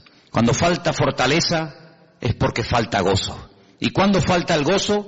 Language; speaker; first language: Spanish; native; Spanish